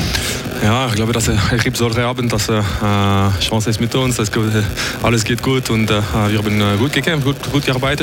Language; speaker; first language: German; non-native, local second language; French